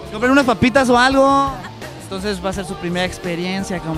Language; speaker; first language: Spanish; native; Spanish